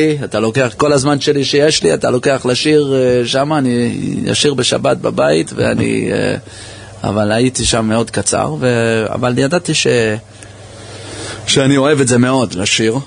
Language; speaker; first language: Hebrew; early bilingual, heritage; English